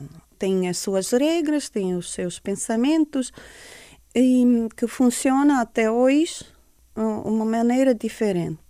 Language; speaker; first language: Portuguese; non-native, fluent; Estonian